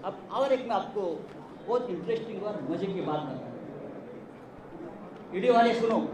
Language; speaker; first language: Hindi; non-native, local second language; Marathi